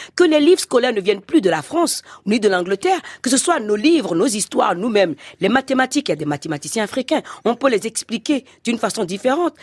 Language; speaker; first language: French; non-native, local second language; Fon